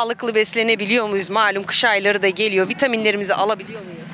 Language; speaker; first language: Turkish; native; Turkish